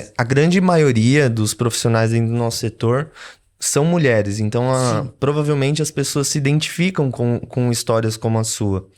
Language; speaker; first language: Portuguese; native; Portuguese